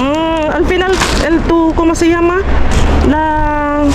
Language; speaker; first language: Spanish; non-native, learner; Filipino